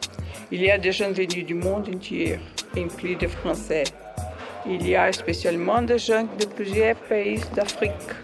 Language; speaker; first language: French; non-native, learner; Portuguese